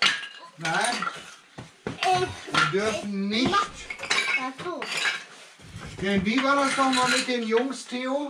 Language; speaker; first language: German; native; German